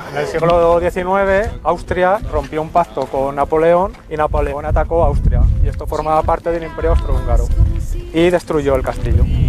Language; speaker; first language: Spanish; native; Spanish